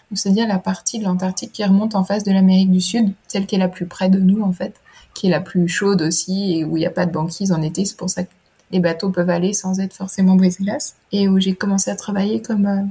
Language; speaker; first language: French; native; French